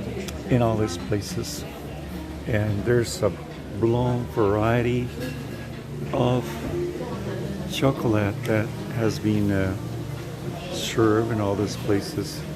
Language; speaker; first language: English; non-native, fluent; Spanish